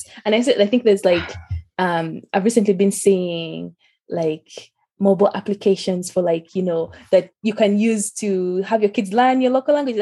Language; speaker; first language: English; non-native, local second language; Luo (Kenya and Tanzania)